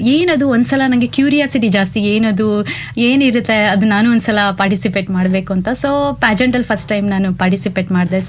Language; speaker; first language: Kannada; native; Kannada